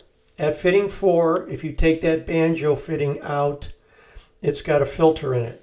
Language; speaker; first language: English; native; English